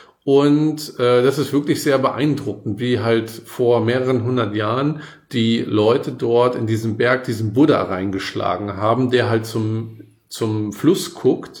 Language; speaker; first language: German; native; German